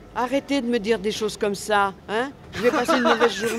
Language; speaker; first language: French; native; French